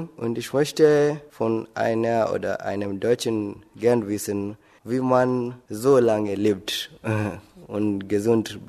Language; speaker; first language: German; non-native, learner; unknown